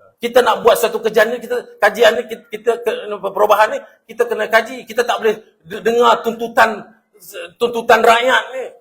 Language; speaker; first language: Malay; native; Malay